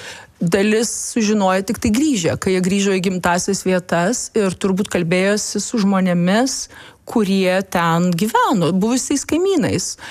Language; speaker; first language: Lithuanian; native; Lithuanian